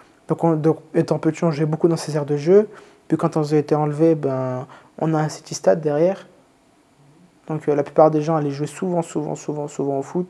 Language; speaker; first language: French; native; French